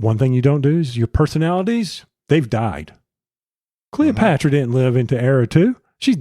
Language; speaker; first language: English; native; English